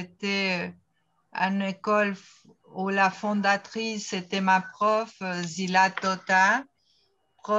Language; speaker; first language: French; non-native, fluent; Portuguese